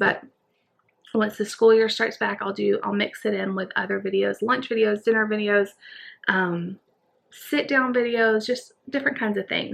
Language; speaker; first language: English; native; English